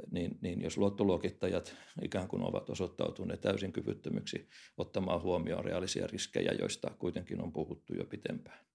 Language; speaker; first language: Finnish; native; Finnish